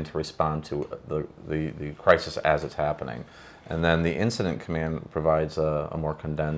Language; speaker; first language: English; native; English